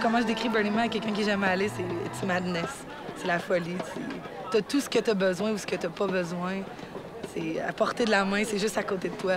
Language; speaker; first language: French; native; French